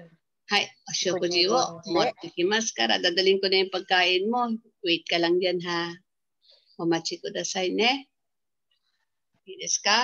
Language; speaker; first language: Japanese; non-native, fluent; Filipino